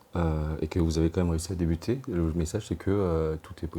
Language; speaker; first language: French; native; French